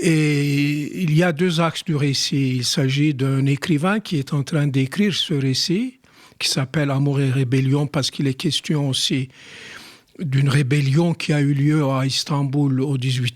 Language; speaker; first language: French; non-native, fluent; Turkish